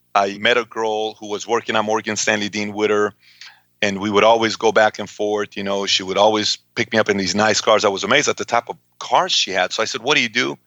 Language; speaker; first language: English; early bilingual, other home language; Persian